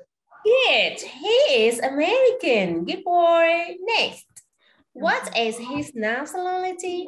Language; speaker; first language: English; non-native, fluent; Vietnamese